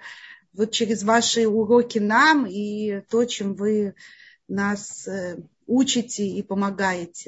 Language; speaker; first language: Russian; native; Russian